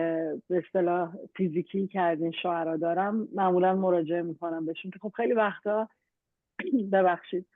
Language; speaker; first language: Persian; native; Persian